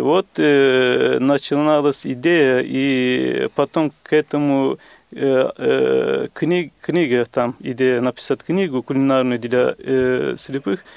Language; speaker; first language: Russian; non-native, fluent; Turkish